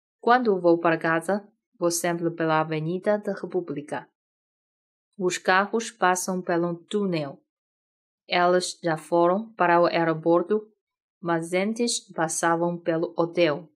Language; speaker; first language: Portuguese; non-native, fluent; Chinese